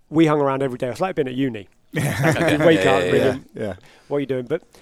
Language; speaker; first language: English; native; English